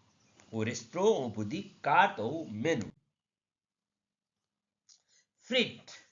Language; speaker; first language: French; non-native, learner; Nepali